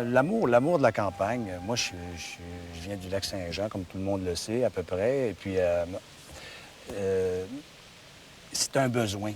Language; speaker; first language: French; native; French